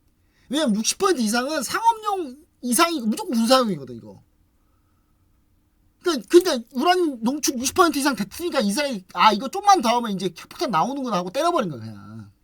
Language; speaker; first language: Korean; native; Korean